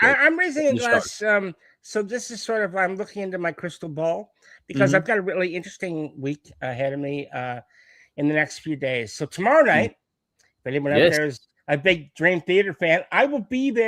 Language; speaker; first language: English; native; English